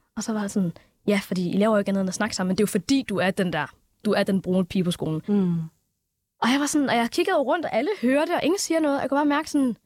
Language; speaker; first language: Danish; early bilingual, other home language; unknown